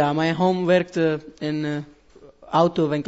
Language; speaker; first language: Dutch; non-native, learner; Persian